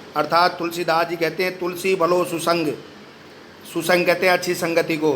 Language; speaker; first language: Hindi; native; Hindi